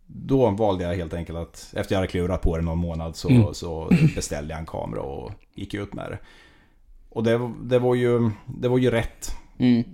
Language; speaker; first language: Swedish; native; Swedish